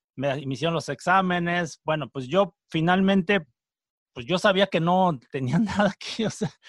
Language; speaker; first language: Spanish; native; Spanish